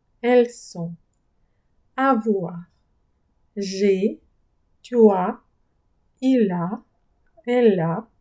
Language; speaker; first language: French; non-native, fluent; Ukrainian